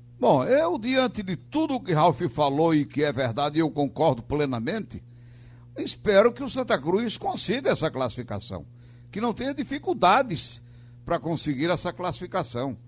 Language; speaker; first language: Portuguese; native; Portuguese